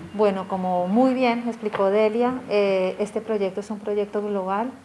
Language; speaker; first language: Spanish; native; Spanish